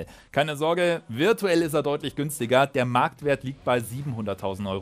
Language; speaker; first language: German; native; German